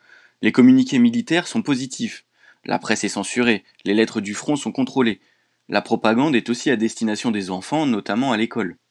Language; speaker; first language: French; native; French